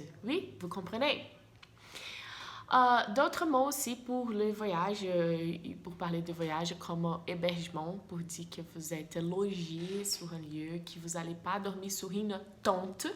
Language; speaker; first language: French; non-native, fluent; Portuguese